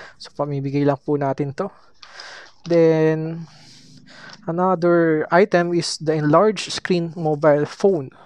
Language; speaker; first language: Filipino; native; Filipino